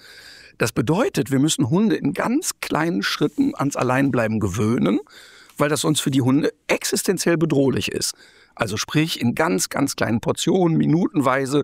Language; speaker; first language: German; native; German